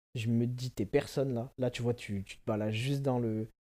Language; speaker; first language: French; native; French